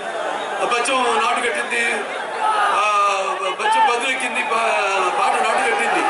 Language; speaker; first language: Telugu; native; Telugu